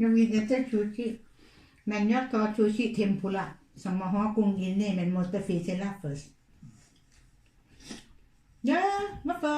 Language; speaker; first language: Swedish; non-native, learner; Thai